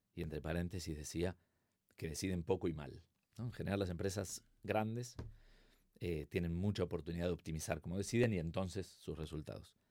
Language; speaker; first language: Spanish; native; Spanish